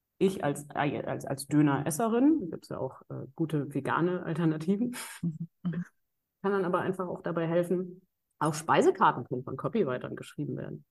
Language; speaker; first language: German; native; German